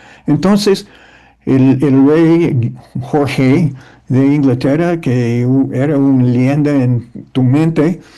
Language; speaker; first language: Spanish; early bilingual, heritage; English